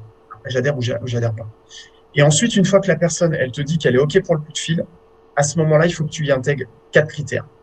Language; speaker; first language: French; native; French